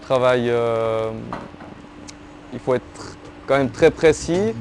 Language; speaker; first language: French; native; French